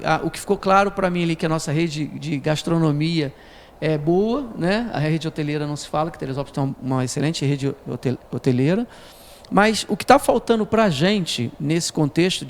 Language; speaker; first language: Portuguese; native; Portuguese